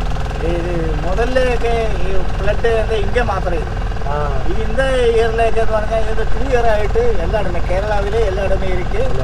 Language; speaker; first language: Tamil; non-native, local second language; Malayalam